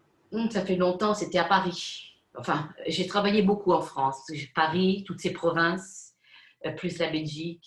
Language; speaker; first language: French; non-native, fluent; Spanish